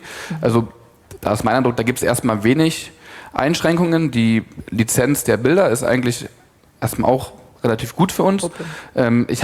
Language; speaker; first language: German; native; German